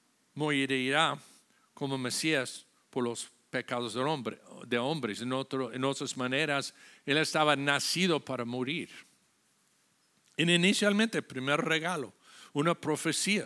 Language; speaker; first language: Spanish; non-native, fluent; English